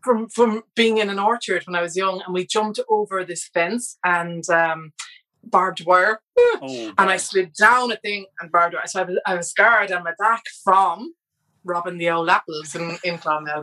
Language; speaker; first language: English; native; English